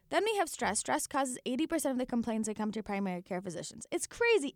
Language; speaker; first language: English; native; English